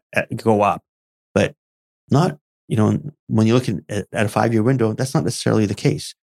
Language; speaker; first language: English; early bilingual, other home language; Arabic